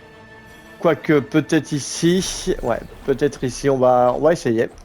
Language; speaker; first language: French; native; French